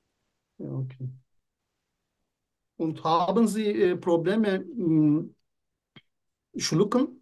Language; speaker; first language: German; non-native, fluent; Turkish